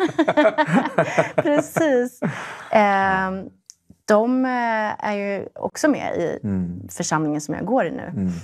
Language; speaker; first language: Swedish; native; Swedish